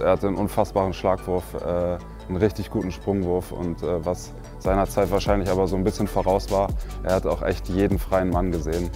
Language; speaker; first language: German; native; German